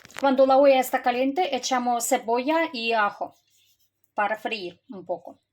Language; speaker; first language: Spanish; non-native, learner; Ukrainian